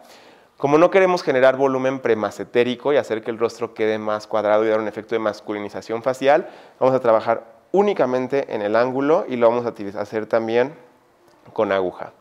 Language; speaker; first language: Spanish; native; Spanish